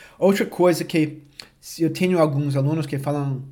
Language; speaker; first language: Portuguese; non-native, fluent; English